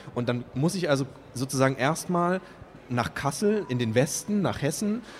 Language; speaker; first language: German; native; German